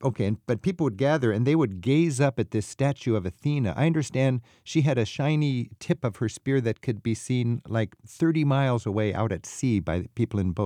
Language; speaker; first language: English; native; English